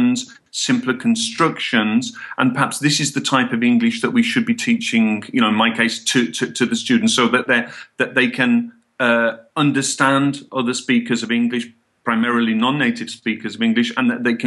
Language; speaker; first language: English; native; English